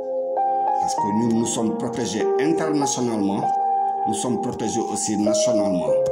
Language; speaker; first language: French; non-native, local second language; Wolof